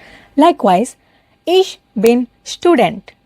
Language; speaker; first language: German; non-native, fluent; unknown